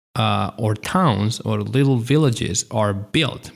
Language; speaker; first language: English; non-native, fluent; Italian